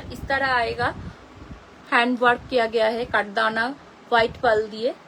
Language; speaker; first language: Hindi; non-native, local second language; Bangla